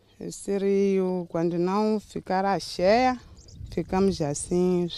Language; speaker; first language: Portuguese; non-native, local second language; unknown